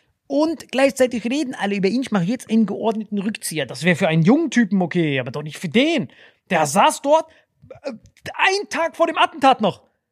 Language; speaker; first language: German; native; German